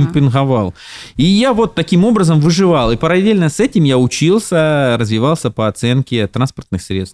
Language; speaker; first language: Russian; native; Russian